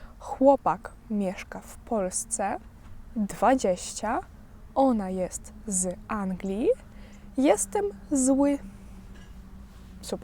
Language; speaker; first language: Polish; non-native, fluent; Ukrainian